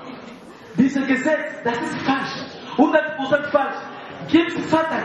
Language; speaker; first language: German; non-native, learner; Lingala